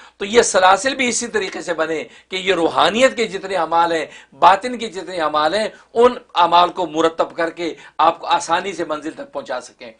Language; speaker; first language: Urdu; native; Urdu